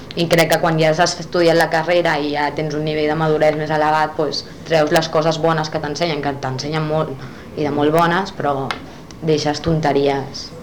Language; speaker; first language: Catalan; non-native, local second language; Spanish